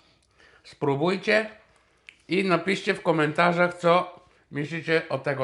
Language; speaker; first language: Polish; non-native, fluent; Bulgarian